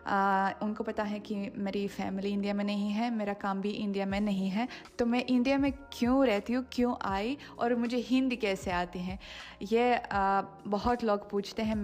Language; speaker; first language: Hindi; non-native, fluent; Russian